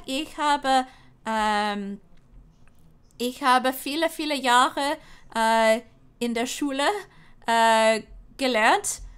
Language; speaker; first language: German; non-native, learner; English